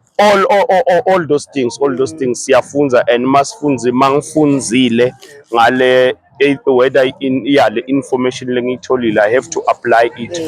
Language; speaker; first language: Zulu; non-native, local second language; Swati